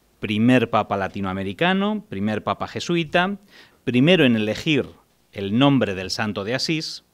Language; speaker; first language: Spanish; native; Spanish